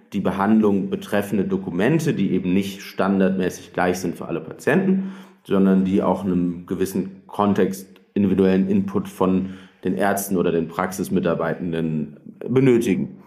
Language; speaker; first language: German; native; German